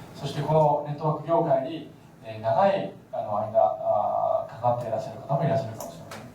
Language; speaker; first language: Japanese; native; Japanese